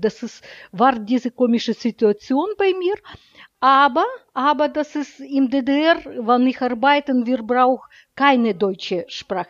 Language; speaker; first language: German; non-native, learner; Russian